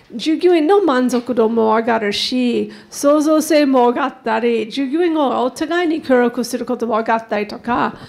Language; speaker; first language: Japanese; non-native, fluent; English